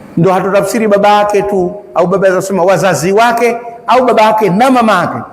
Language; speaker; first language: Swahili; native; Swahili